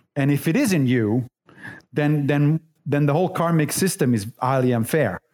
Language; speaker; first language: English; non-native, fluent; Italian